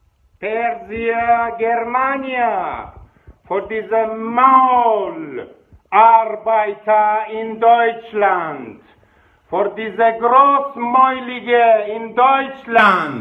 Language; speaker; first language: German; non-native, fluent; Persian